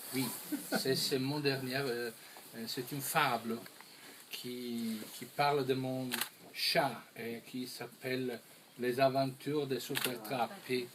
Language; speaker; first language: French; non-native, fluent; Italian